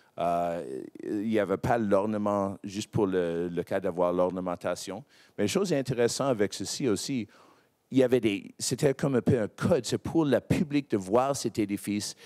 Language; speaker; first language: French; non-native, local second language; English